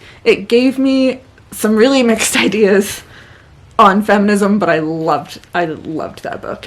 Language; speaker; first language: English; native; English